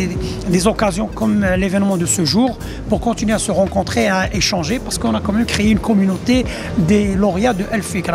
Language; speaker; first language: French; non-native, local second language; Arabic